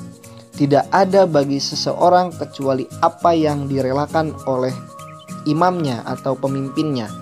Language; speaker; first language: Indonesian; native; Indonesian